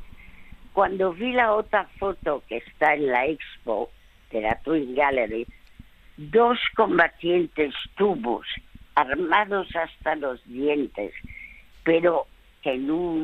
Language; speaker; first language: Spanish; early bilingual, other home language; French